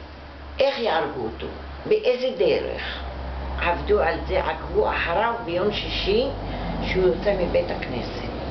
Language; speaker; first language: Hebrew; non-native, fluent; Arabic